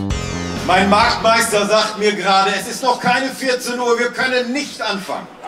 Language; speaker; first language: German; native; German